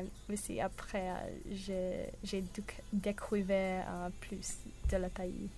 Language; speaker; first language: French; non-native, learner; English